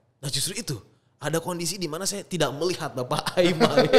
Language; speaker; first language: Indonesian; native; Indonesian